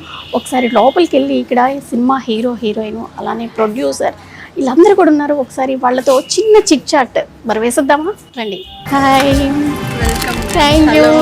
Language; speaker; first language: Telugu; native; Telugu